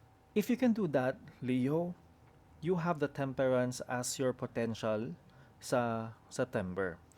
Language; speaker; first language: English; non-native, local second language; Filipino